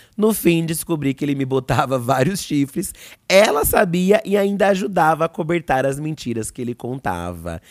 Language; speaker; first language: Portuguese; native; Portuguese